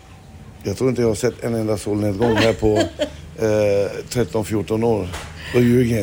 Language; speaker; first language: Swedish; non-native, fluent; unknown